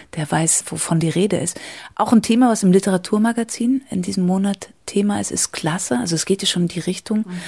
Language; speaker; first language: German; native; German